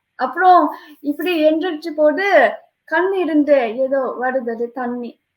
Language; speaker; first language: Tamil; non-native, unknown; Japanese